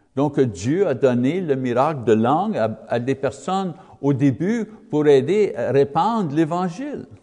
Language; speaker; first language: French; non-native, learner; English